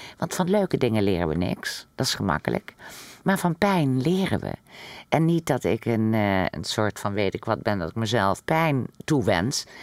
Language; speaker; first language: Dutch; native; Dutch